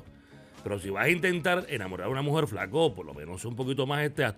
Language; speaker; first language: Spanish; native; Spanish